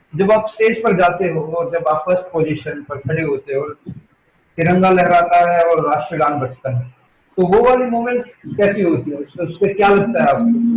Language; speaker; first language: Hindi; native; Hindi